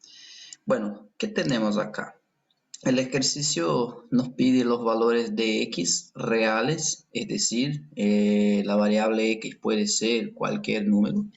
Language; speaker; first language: Spanish; non-native, fluent; Portuguese